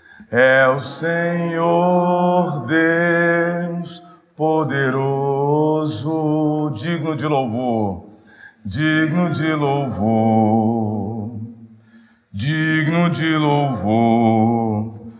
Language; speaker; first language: Portuguese; native; Portuguese